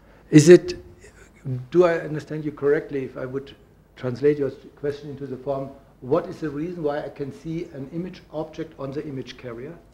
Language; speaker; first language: English; non-native, fluent; German